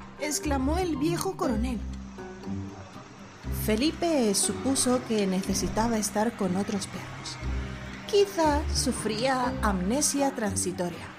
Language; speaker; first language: Spanish; native; Spanish